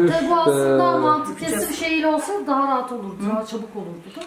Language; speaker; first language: Turkish; native; Turkish